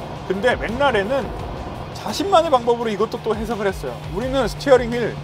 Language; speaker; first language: Korean; native; Korean